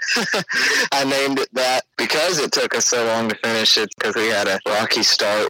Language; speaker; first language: English; native; English